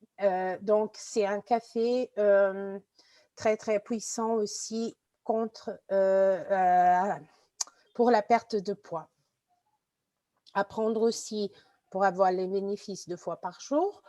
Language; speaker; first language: French; non-native, fluent; Portuguese